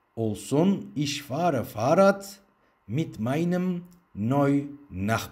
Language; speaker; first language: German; non-native, fluent; Turkish